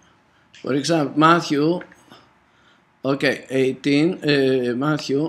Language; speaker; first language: English; non-native, fluent; Greek